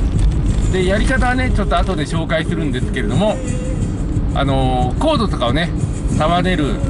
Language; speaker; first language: Japanese; native; Japanese